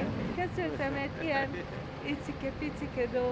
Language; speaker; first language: Hungarian; non-native, learner; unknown